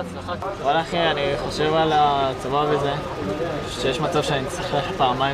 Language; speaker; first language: Hebrew; early bilingual, other home language; Korean